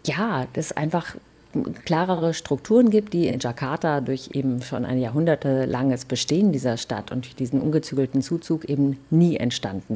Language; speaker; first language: German; native; German